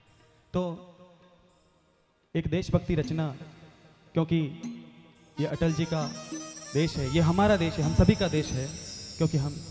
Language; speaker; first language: Hindi; native; Hindi